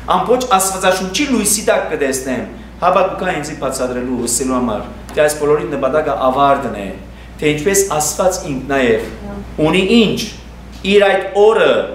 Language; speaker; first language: Armenian; early bilingual, heritage; Armenian